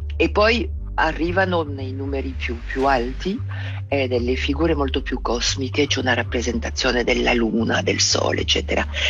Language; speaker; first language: Italian; non-native, fluent; French